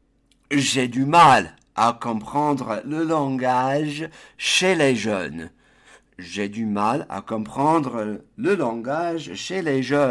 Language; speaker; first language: French; non-native, fluent; English